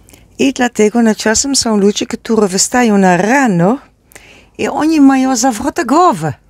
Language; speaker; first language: Polish; non-native, learner; Dutch